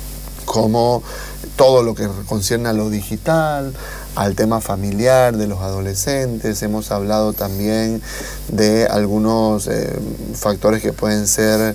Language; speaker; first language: Spanish; native; Spanish